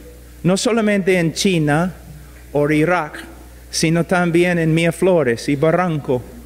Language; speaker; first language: Spanish; non-native, fluent; English